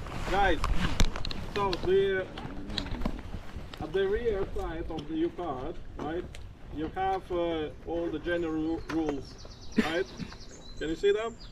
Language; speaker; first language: English; non-native, fluent; Russian